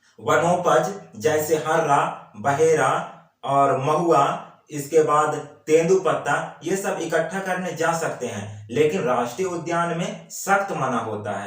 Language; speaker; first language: Hindi; native; Hindi